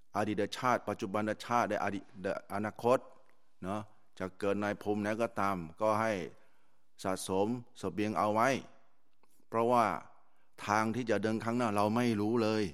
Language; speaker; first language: Thai; native; Thai